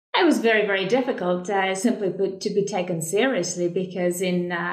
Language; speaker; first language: English; non-native, fluent; Estonian